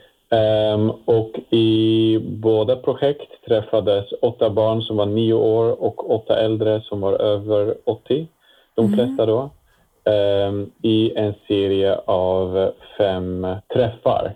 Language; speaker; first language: Swedish; non-native, fluent; Dutch